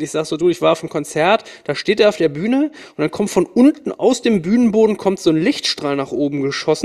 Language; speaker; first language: German; native; German